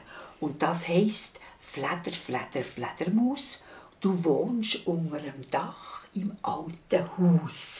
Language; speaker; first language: German; native; German